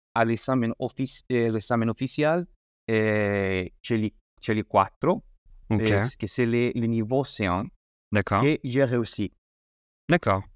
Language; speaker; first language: French; non-native, fluent; Spanish